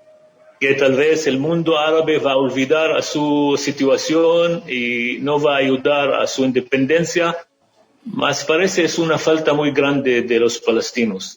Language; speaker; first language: Spanish; non-native, fluent; Arabic